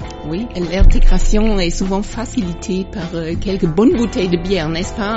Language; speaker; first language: French; non-native, fluent; German